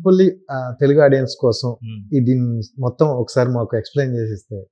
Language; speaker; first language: Telugu; native; Telugu